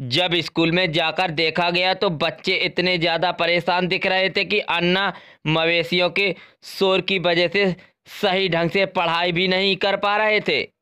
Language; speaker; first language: Hindi; native; Hindi